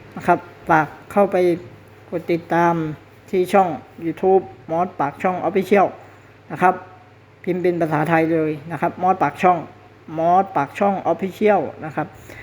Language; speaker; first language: Thai; native; Thai